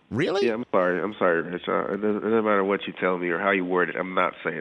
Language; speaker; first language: English; native; English